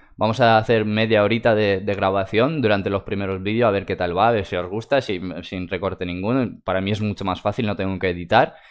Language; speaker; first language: Spanish; non-native, fluent; Russian